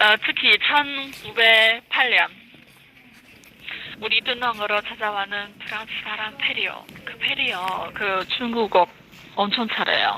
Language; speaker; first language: Korean; non-native, fluent; Chinese